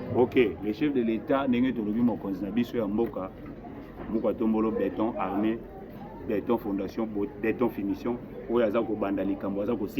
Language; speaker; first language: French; non-native, local second language; Lingala